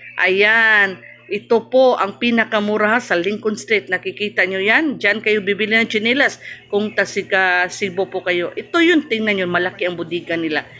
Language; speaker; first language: Filipino; non-native, local second language; Cebuano